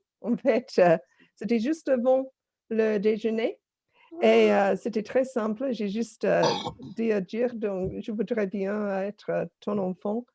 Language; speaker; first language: French; non-native, fluent; English